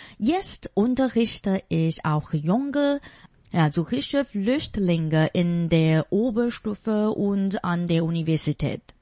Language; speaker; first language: German; non-native, fluent; Chinese